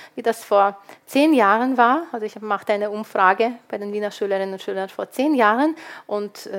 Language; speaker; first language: German; early bilingual, other home language; Ukrainian